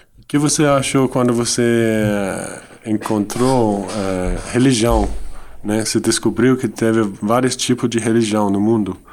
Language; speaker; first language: Portuguese; non-native, fluent; Dutch